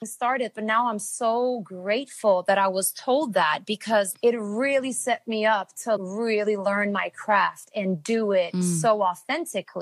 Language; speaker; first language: English; non-native, fluent; Albanian